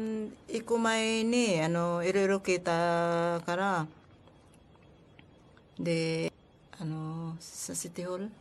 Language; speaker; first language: Japanese; non-native, learner; Filipino